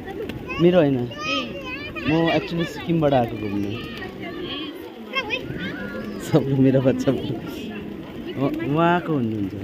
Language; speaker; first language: Hindi; non-native, local second language; Nepali